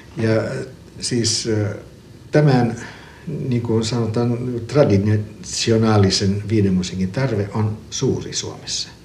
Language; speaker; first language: Finnish; early bilingual, other home language; Russian